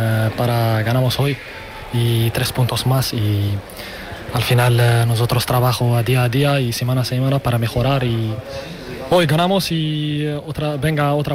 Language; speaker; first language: Spanish; non-native, learner; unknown